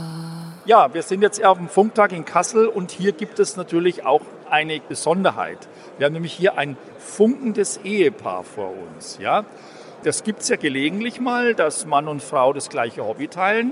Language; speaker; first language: German; native; German